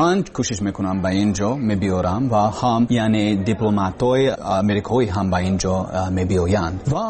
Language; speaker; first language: Persian; non-native, learner; English